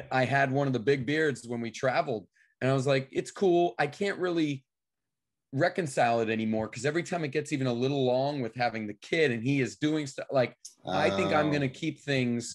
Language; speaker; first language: English; native; English